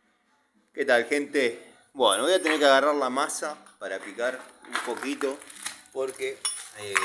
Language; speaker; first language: Spanish; native; Spanish